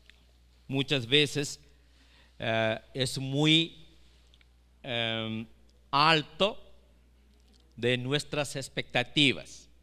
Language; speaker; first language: Spanish; non-native, fluent; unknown